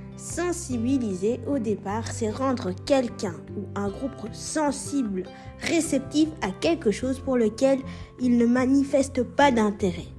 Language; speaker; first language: French; native; French